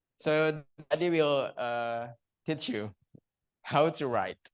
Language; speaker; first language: English; non-native, learner; Indonesian